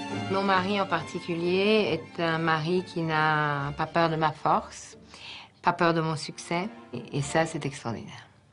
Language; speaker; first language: French; native; French